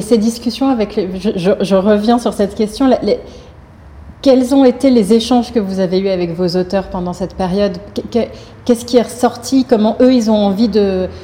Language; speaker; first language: French; native; French